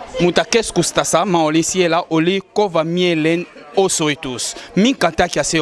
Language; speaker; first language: Finnish; non-native, fluent; Lingala